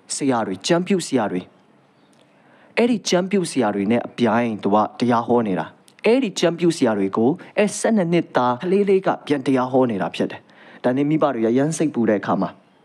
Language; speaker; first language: Burmese; native; Burmese